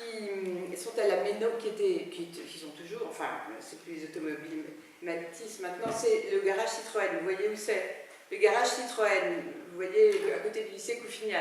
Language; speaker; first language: French; native; French